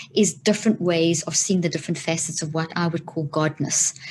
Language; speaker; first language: English; native; English